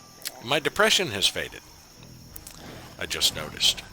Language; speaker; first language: English; native; English